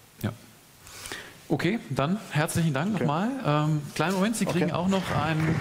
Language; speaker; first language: German; native; German